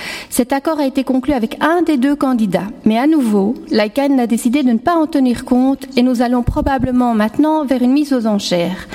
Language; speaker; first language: French; native; French